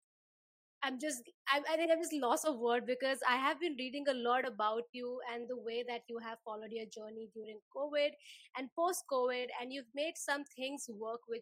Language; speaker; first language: English; non-native, local second language; Hindi